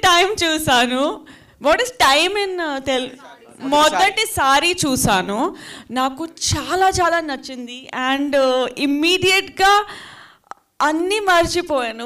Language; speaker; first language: Telugu; non-native, fluent; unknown